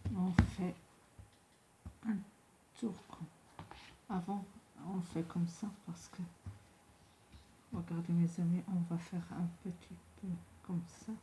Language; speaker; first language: French; non-native, local second language; Arabic